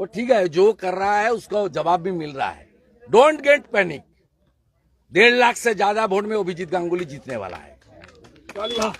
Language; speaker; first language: Hindi; non-native, local second language; Bangla